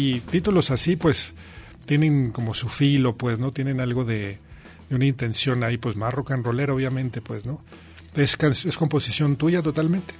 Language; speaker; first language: Spanish; native; Spanish